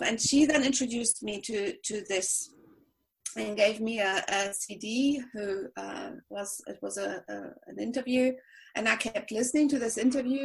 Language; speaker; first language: English; non-native, fluent; German